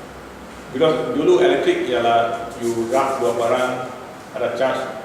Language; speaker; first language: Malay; non-native, local second language; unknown